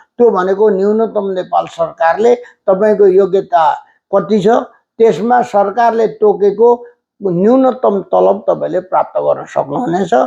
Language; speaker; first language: Nepali; native; Nepali